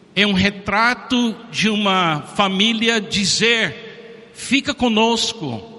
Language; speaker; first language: Portuguese; non-native, fluent; English